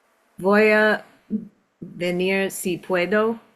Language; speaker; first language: Spanish; non-native, learner; English